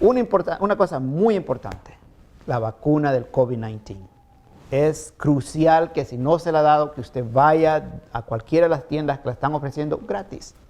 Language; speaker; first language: Spanish; native; Spanish